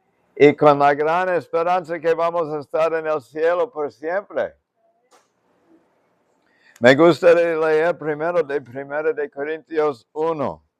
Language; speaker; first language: Spanish; non-native, fluent; English